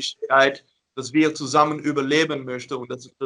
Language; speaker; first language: German; non-native, learner; Dutch